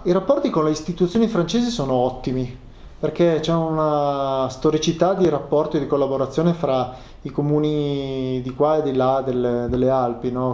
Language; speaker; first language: Italian; native; Italian